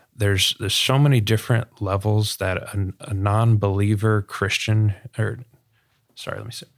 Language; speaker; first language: English; native; English